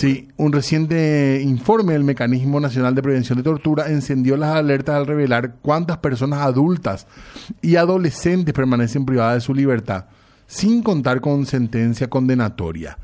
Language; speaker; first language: Spanish; native; Spanish